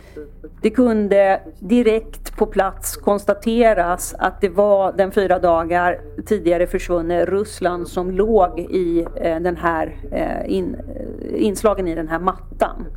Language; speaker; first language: Swedish; native; Swedish